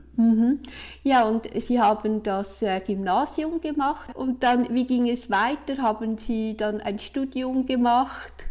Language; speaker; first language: German; native; German